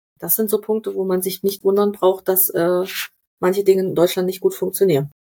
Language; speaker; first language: German; native; German